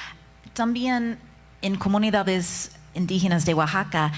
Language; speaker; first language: Spanish; non-native, fluent; English